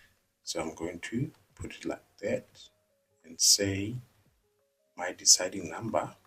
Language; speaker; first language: English; non-native, local second language; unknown